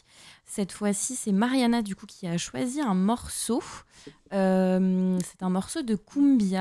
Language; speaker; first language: French; native; French